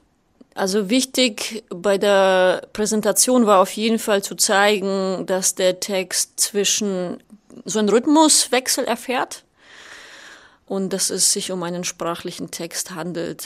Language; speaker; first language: German; native; German